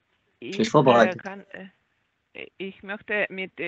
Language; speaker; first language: German; non-native, learner; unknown